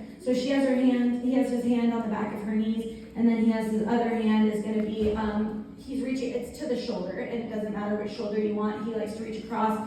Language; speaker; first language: English; native; English